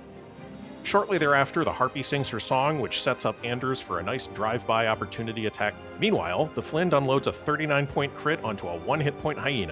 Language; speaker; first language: English; native; English